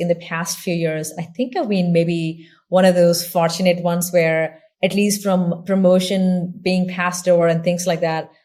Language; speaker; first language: English; non-native, local second language; Tamil